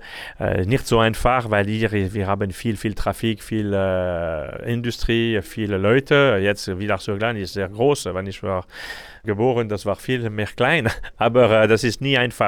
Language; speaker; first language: German; non-native, learner; French